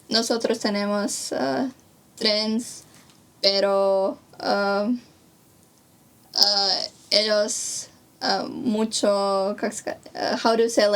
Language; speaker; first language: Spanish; non-native, learner; Croatian